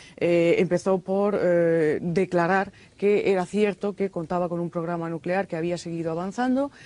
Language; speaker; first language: Spanish; native; Spanish